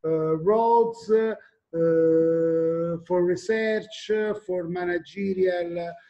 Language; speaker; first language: English; non-native, fluent; Italian